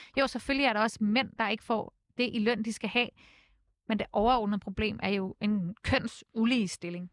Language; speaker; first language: Danish; native; Danish